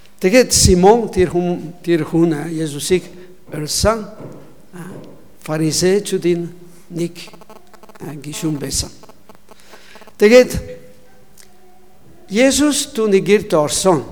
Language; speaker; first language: Mongolian; non-native, learner; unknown